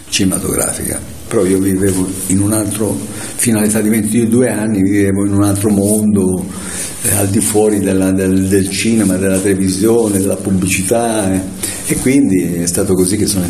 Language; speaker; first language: Italian; native; Italian